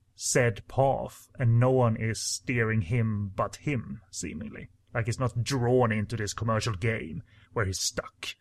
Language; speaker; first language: English; non-native, fluent; Swedish